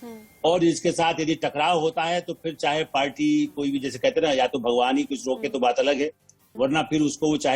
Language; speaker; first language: Hindi; native; Hindi